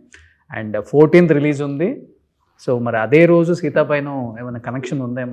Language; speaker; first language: Telugu; native; Telugu